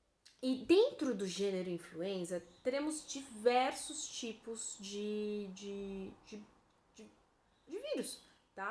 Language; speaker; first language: Portuguese; native; Portuguese